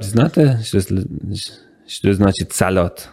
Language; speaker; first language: Russian; non-native, learner; Persian